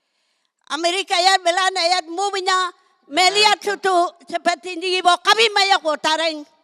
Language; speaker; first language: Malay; non-native, local second language; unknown